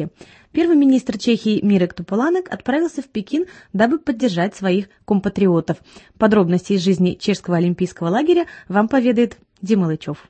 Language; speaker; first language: Russian; native; Russian